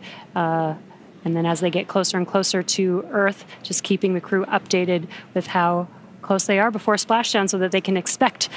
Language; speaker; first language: English; native; English